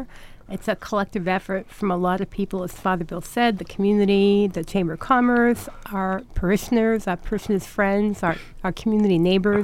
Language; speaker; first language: English; native; English